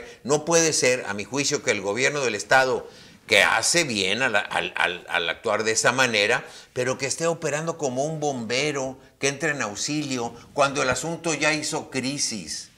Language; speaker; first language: Spanish; native; Spanish